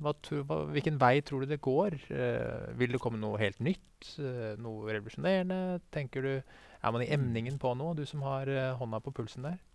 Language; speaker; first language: Norwegian; native; Norwegian